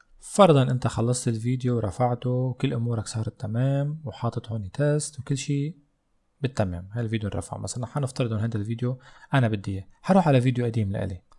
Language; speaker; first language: Arabic; native; Arabic